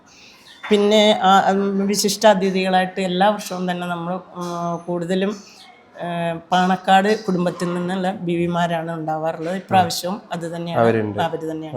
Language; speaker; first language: Malayalam; native; Malayalam